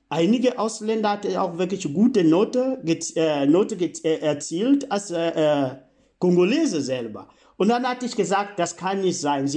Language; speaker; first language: German; non-native, fluent; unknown